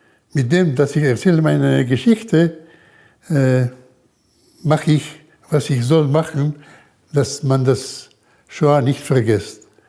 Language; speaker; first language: German; early bilingual, heritage; German